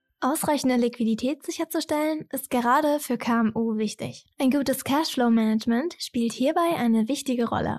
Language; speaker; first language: German; native; German